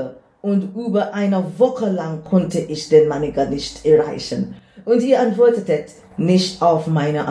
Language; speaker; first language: German; non-native, learner; English